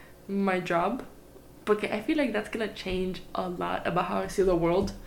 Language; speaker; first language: English; non-native, local second language; Spanish